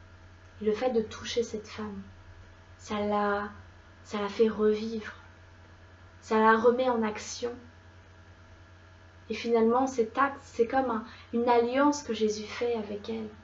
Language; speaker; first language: French; native; French